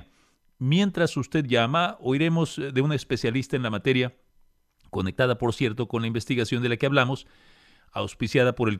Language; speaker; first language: Spanish; native; Spanish